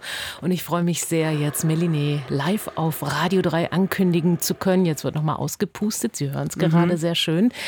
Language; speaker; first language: German; native; German